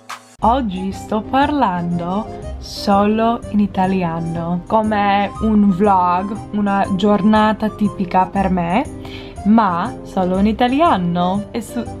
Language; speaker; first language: Italian; non-native, learner; English